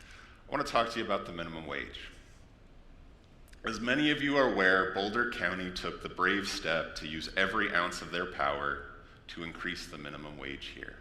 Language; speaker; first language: English; native; English